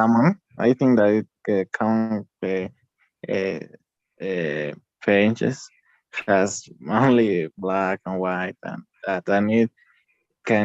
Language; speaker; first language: English; non-native, learner; Spanish